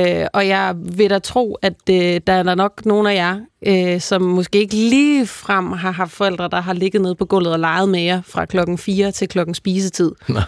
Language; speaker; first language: Danish; native; Danish